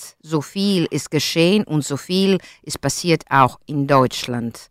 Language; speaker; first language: German; non-native, learner; Italian